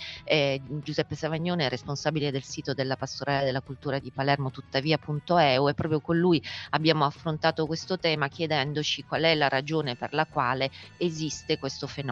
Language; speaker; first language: Italian; native; Italian